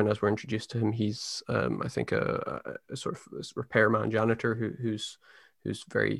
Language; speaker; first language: English; native; English